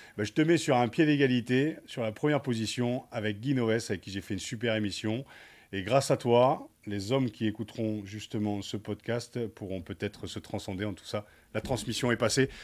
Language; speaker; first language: French; native; French